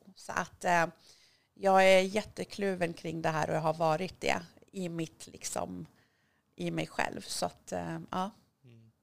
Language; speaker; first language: Swedish; early bilingual, other home language; Kurdish